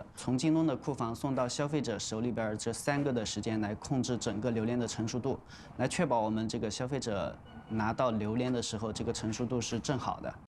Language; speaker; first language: Chinese; native; Chinese